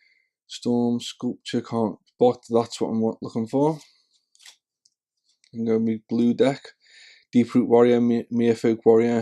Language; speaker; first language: English; native; English